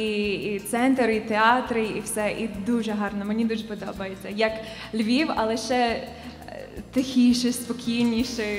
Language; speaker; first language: Ukrainian; non-native, fluent; English